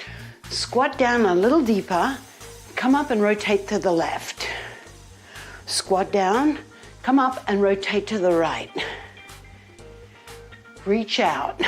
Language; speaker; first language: English; native; English